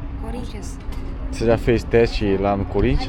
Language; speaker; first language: Portuguese; non-native, learner; Korean